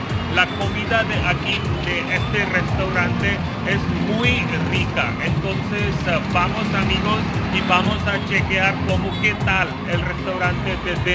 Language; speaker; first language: Spanish; non-native, fluent; Hindi